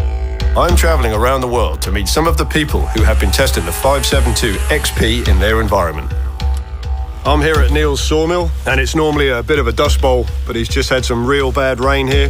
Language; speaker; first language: English; native; English